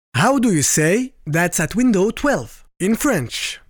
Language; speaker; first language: English; non-native, fluent; French